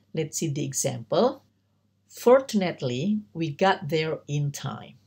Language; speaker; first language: English; non-native, learner; Indonesian